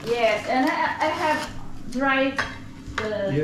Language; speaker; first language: English; non-native, learner; Swedish